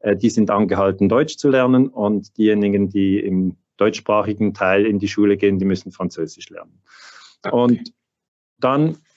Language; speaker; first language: German; native; German